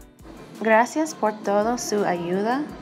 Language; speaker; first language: Spanish; non-native, fluent; English